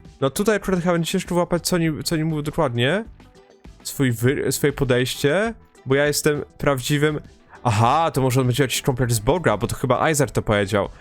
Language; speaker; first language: Polish; native; Polish